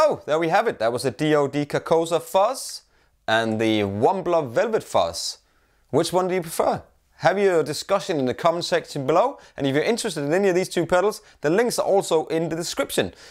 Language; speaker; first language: English; non-native, fluent; Danish